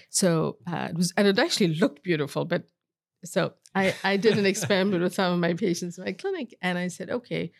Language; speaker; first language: English; native; English